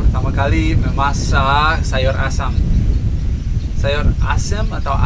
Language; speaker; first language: Indonesian; non-native, fluent; English